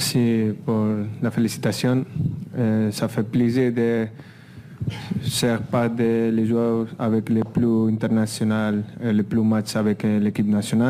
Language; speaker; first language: French; non-native, fluent; Spanish